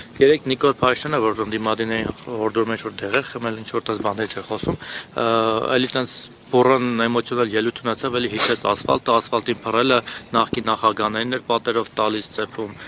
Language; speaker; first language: Armenian; native; Armenian